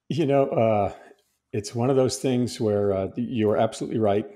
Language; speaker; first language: English; native; English